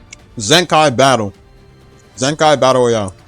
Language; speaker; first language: English; native; English